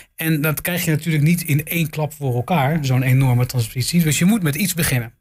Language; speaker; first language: Dutch; native; Dutch